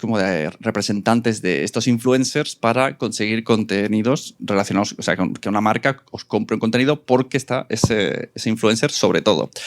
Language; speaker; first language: Spanish; native; Spanish